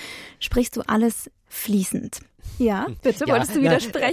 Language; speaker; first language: German; native; German